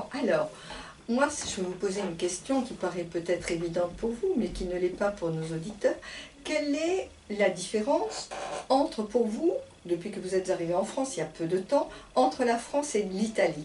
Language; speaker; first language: French; native; French